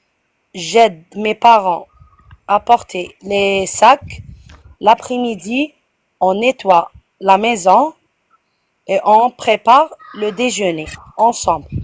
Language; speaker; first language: French; non-native, learner; Arabic